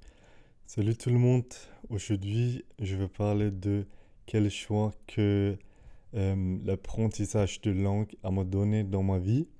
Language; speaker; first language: French; non-native, fluent; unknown